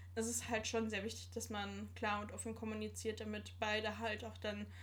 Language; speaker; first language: German; native; German